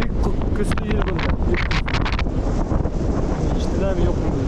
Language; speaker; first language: Turkish; non-native, learner; Bashkir